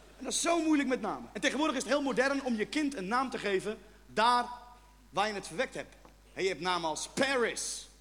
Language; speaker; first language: Dutch; non-native, fluent; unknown